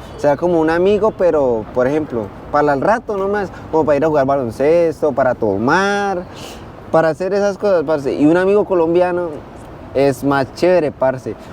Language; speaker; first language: Spanish; native; Spanish